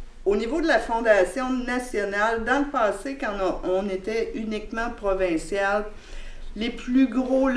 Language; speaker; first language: French; native; French